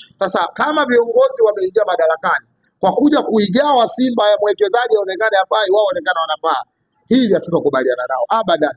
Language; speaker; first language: Swahili; native; Swahili